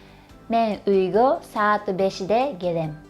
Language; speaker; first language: Kyrgyz; non-native, learner; Japanese